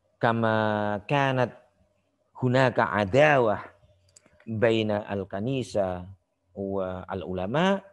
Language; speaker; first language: Arabic; non-native, fluent; Indonesian